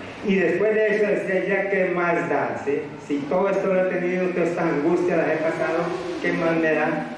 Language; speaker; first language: Spanish; native; Spanish